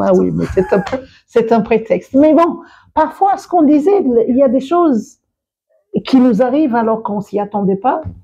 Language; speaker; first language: French; non-native, fluent; English